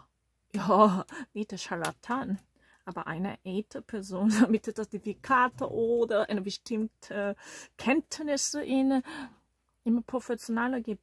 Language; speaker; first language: German; non-native, learner; Korean